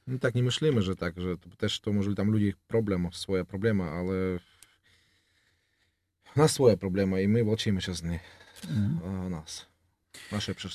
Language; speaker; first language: Polish; non-native, learner; Russian